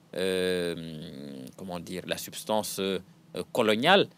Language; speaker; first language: French; non-native, local second language; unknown